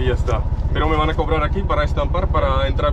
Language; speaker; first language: Spanish; non-native, fluent; English